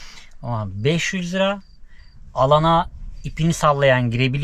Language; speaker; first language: Turkish; native; Turkish